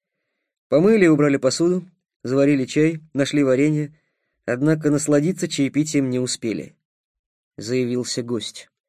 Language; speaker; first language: Russian; native; Russian